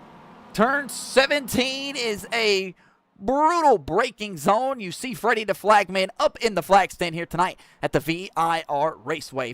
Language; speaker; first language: English; native; English